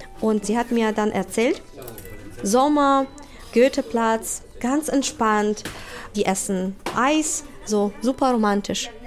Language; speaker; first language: German; non-native, fluent; Ukrainian